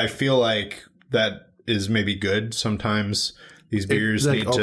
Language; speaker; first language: English; native; English